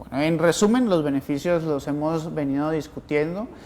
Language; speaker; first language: Spanish; native; Spanish